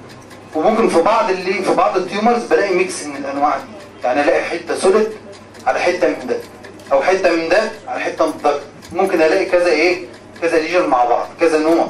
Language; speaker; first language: Arabic; native; Arabic